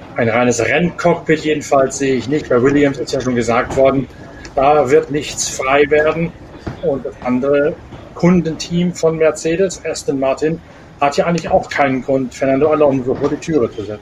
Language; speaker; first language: German; native; German